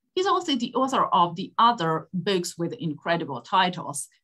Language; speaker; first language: English; non-native, fluent; Ukrainian